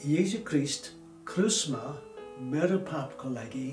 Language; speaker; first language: Nepali; non-native, fluent; English